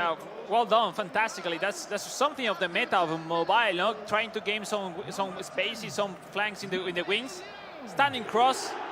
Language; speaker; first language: English; non-native, fluent; Spanish